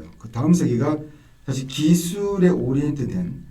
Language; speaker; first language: Korean; native; Korean